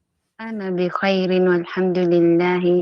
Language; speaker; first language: Arabic; non-native, learner; Filipino